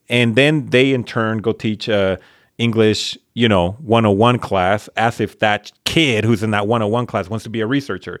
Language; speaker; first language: English; early bilingual, other home language; Spanish